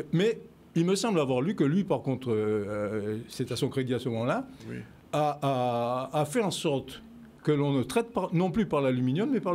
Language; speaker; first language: French; native; French